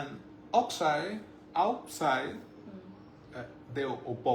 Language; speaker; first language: English; non-native, learner; Spanish